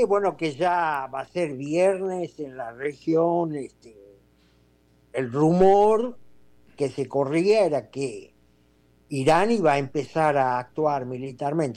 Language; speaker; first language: Spanish; native; Spanish